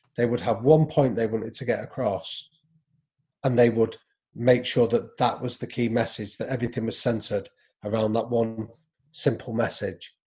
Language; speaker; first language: English; native; English